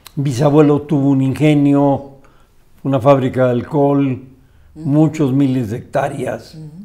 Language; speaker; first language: Spanish; native; Spanish